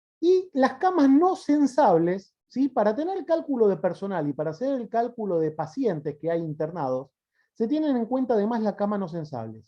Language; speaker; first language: Spanish; native; Spanish